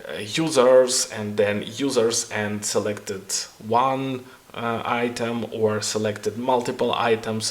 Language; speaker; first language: English; non-native, fluent; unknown